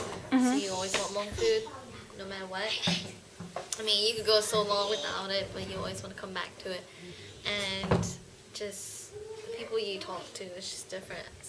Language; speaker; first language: English; early bilingual, other home language; Hmong